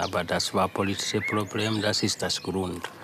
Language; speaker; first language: German; non-native, learner; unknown